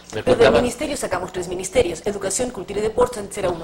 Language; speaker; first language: Spanish; native; Spanish